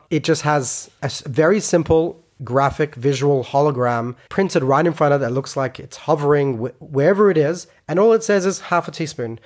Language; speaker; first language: English; non-native, fluent; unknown